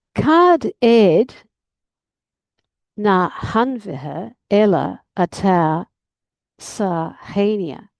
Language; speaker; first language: Irish; non-native, learner; English